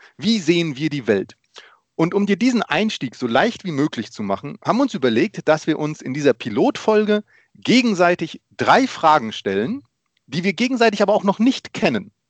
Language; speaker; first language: German; early bilingual, other home language; Polish